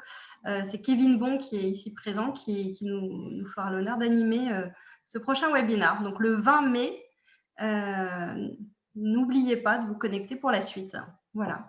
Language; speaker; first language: French; native; French